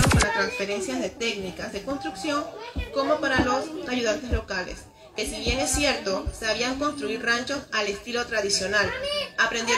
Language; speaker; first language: Spanish; native; Spanish